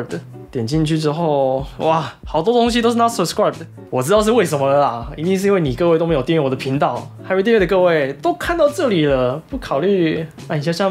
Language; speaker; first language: Chinese; native; Chinese